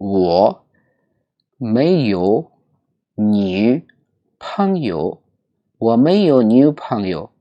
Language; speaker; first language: Chinese; non-native, learner; Urdu